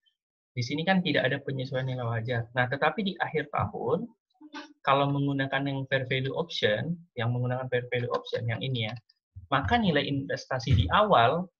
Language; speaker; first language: Indonesian; native; Indonesian